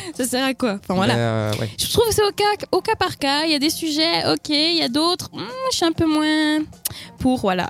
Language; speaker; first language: French; non-native, fluent; Spanish